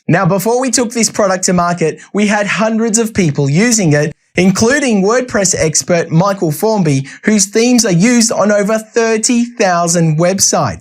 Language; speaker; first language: English; native; English